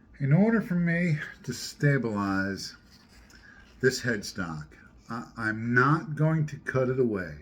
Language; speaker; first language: English; native; English